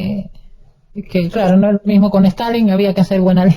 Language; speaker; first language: Spanish; native; Spanish